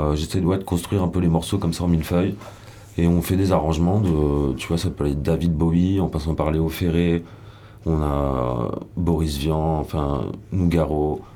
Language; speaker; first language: French; native; French